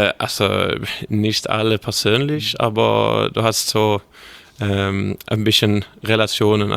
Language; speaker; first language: German; non-native, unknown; Swedish